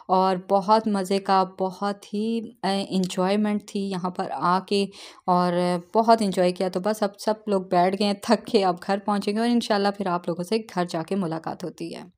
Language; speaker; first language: Urdu; native; Urdu